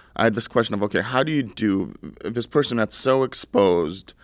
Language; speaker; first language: English; early bilingual, other home language; Russian